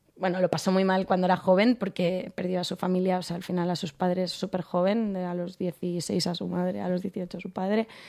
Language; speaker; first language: Spanish; native; Spanish